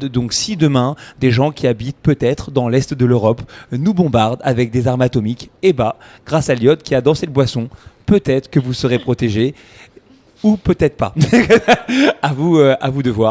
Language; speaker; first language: French; native; French